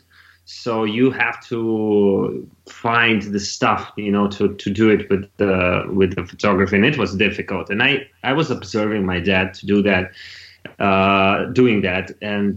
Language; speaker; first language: English; non-native, fluent; Russian